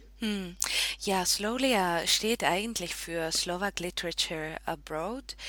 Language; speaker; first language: German; non-native, fluent; Slovak